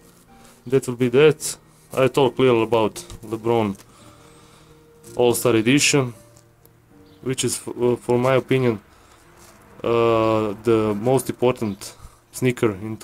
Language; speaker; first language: English; non-native, learner; Croatian